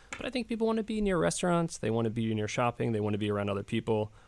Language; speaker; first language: English; native; English